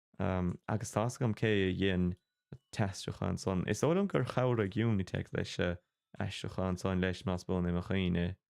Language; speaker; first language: Irish; non-native, local second language; English